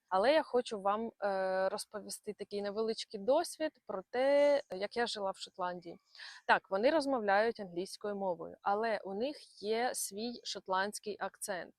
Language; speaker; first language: Ukrainian; non-native, local second language; Russian